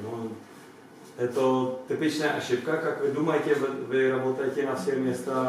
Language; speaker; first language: Russian; non-native, learner; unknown